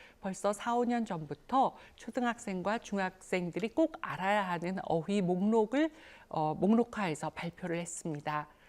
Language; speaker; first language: Korean; native; Korean